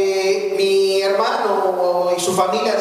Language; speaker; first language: Spanish; native; Spanish